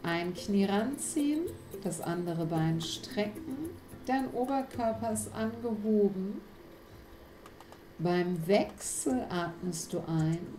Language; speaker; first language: German; native; German